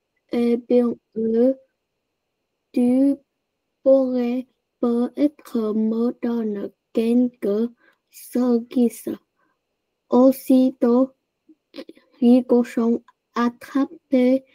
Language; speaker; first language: French; non-native, learner; Vietnamese